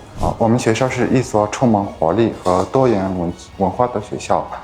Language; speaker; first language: Chinese; non-native, fluent; Mongolian